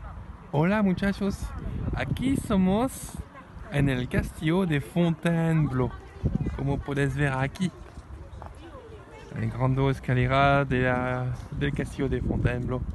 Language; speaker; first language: Spanish; non-native, learner; French